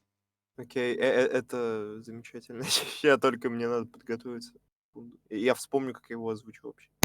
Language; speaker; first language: Russian; native; Russian